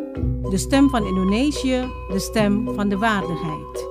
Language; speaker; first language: Dutch; non-native, fluent; Indonesian